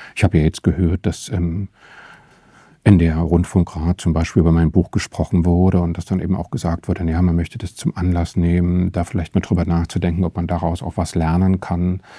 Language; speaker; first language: German; native; German